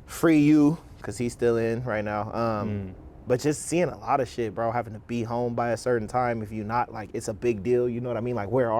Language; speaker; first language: English; native; English